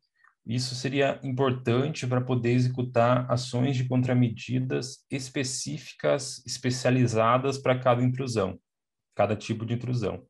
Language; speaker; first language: Portuguese; native; Portuguese